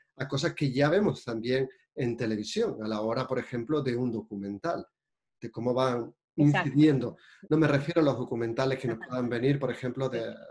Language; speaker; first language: Spanish; native; Spanish